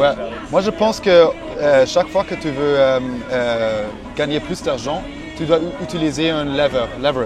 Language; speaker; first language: French; non-native, learner; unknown